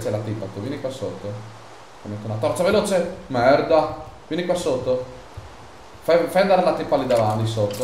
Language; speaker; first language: Italian; native; Italian